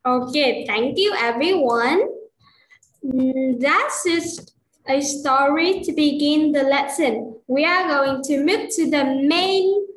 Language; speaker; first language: English; non-native, fluent; Vietnamese